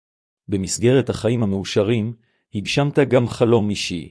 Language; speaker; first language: Hebrew; native; Hebrew